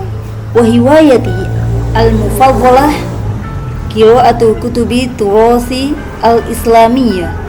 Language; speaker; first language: Arabic; non-native, fluent; Indonesian